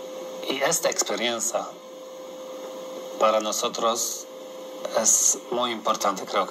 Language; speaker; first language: Spanish; non-native, learner; Polish